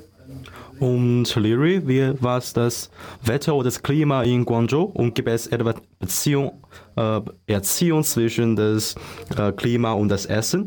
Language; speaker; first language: German; non-native, learner; Chinese